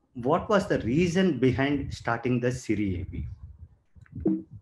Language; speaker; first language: English; non-native, local second language; Telugu